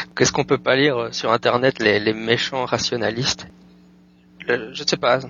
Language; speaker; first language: French; native; French